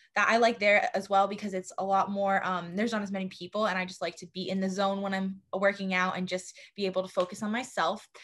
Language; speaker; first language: English; native; English